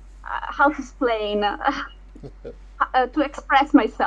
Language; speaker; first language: English; non-native, fluent; Italian